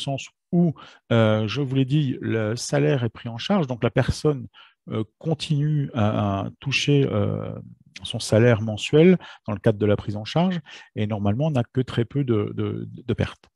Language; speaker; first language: French; native; French